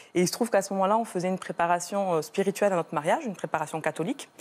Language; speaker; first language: French; native; French